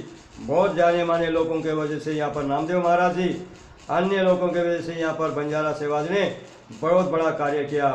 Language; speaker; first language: Hindi; non-native, local second language; Lambadi